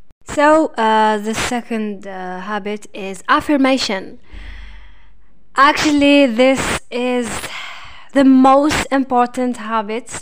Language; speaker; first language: English; non-native, fluent; Arabic